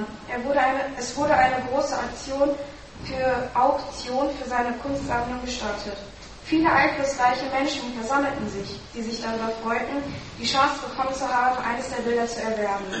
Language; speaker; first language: German; native; German